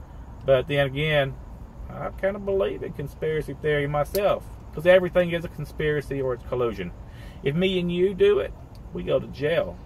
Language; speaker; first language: English; native; English